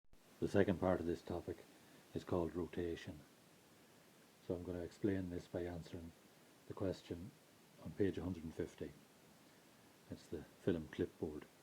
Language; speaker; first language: English; native; English